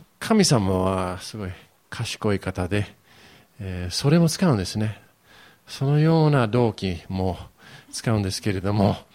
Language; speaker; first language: Japanese; non-native, learner; English